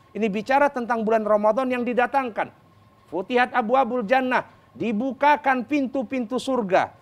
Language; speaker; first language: Indonesian; native; Indonesian